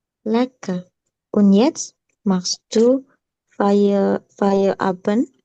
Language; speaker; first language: German; non-native, learner; Indonesian